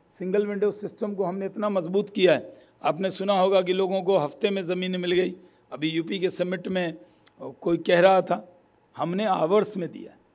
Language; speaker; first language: Hindi; native; Hindi